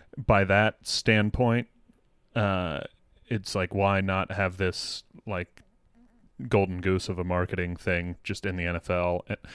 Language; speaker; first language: English; native; English